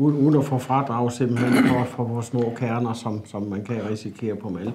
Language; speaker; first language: Danish; native; Danish